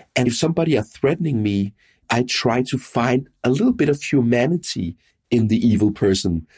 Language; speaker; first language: English; non-native, fluent; Danish